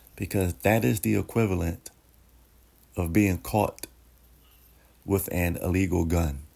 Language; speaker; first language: English; native; English